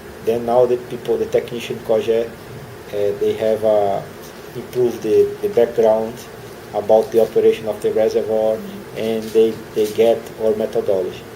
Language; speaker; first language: English; non-native, learner; Portuguese